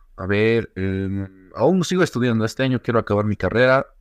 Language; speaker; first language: Spanish; native; Spanish